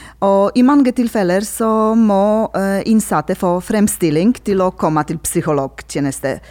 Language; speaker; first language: Norwegian; non-native, fluent; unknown